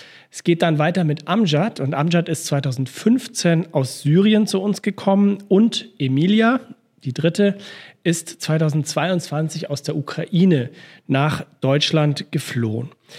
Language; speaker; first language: German; native; German